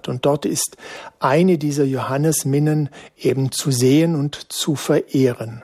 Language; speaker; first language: German; native; German